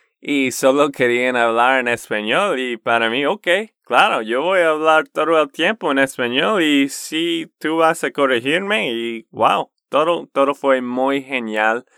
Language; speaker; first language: Spanish; non-native, fluent; English